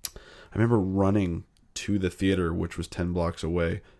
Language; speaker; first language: English; native; English